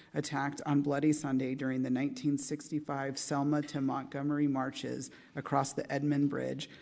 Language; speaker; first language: English; native; English